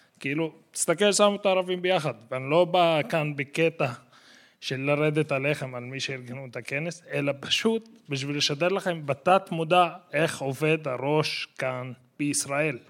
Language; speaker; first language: Hebrew; non-native, local second language; Arabic